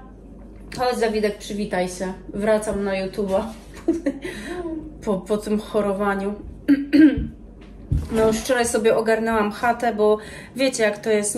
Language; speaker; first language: Polish; native; Polish